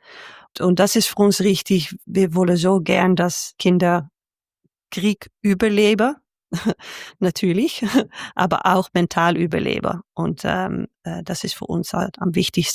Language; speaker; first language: German; non-native, fluent; Dutch